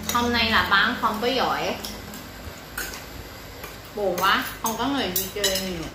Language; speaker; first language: Vietnamese; non-native, learner; Thai